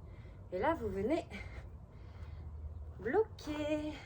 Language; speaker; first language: French; native; French